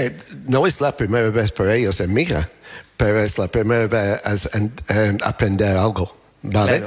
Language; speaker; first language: Spanish; non-native, fluent; English